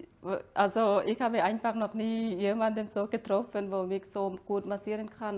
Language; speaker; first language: German; non-native, fluent; Thai